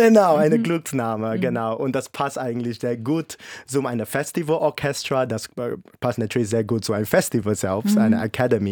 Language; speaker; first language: German; non-native, fluent; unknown